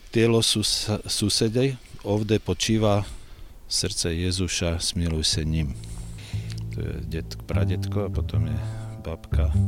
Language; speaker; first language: Slovak; non-native, local second language; Croatian